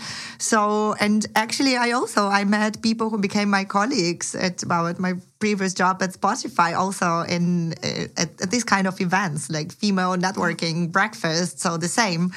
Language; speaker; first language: English; non-native, fluent; Ukrainian